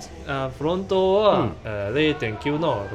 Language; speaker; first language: Japanese; non-native, fluent; Cantonese